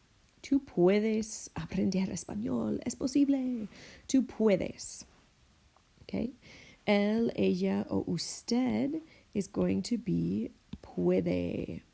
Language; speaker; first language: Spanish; non-native, fluent; English